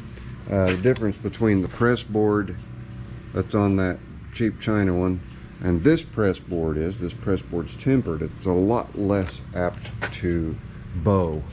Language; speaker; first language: English; native; English